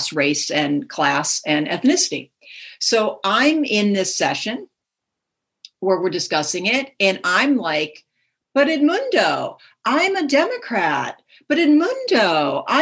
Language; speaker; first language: English; native; English